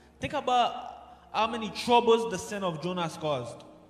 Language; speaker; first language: English; non-native, fluent; Haitian Creole